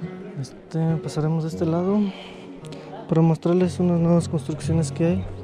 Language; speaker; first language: Spanish; native; Spanish